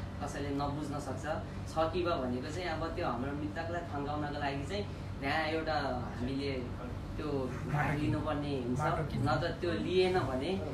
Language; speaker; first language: Nepali; non-native, local second language; Gurung